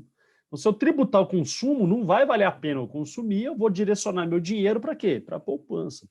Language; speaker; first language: Portuguese; native; Portuguese